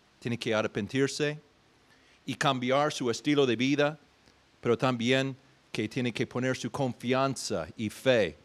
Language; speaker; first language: Spanish; non-native, fluent; English